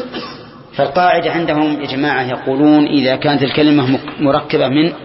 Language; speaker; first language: Arabic; native; Arabic